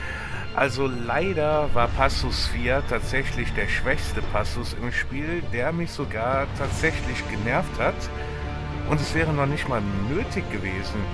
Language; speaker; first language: German; native; German